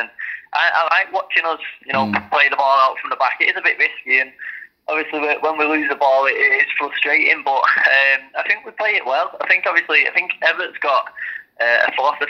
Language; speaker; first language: English; native; English